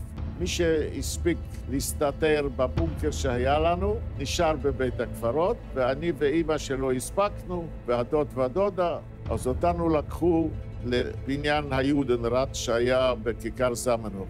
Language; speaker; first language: Hebrew; non-native, fluent; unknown